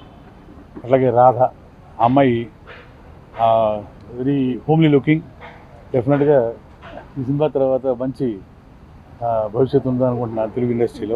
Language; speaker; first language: Telugu; native; Telugu